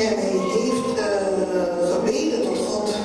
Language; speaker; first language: Dutch; non-native, local second language; Papiamento